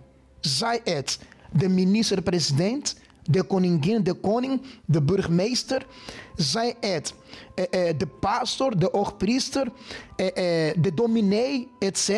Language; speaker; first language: Dutch; non-native, fluent; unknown